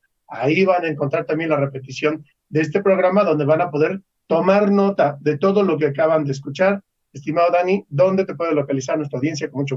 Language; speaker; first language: Spanish; native; Spanish